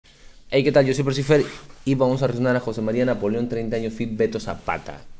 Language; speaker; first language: Spanish; native; Spanish